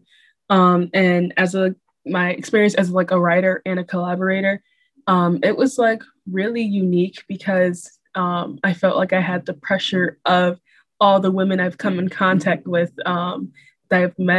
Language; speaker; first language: English; native; English